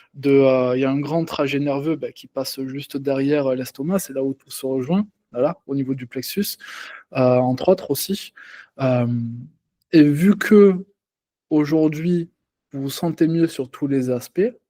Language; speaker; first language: French; native; French